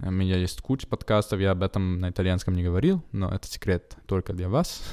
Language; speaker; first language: Russian; non-native, fluent; Italian